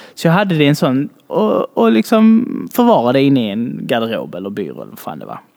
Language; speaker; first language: Swedish; early bilingual, other home language; Bangla